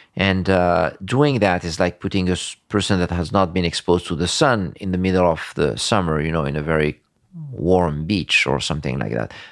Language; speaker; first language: English; early bilingual, other home language; French